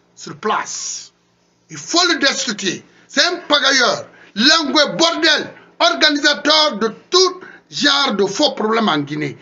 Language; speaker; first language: French; non-native, local second language; Susu